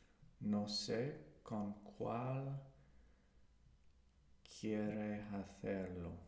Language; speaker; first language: Spanish; non-native, learner; English